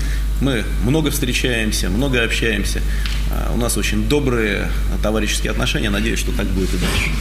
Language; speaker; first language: Russian; native; Russian